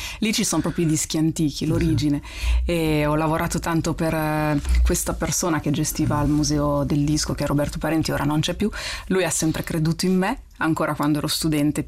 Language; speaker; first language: Italian; native; Italian